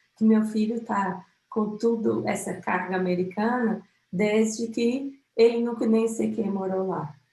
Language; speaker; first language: Portuguese; non-native, fluent; English